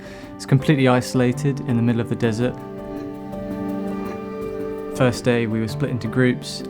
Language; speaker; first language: English; native; English